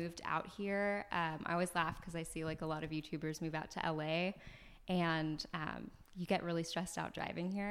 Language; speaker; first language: English; early bilingual, other home language; French